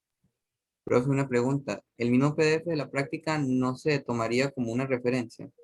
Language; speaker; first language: Spanish; native; Spanish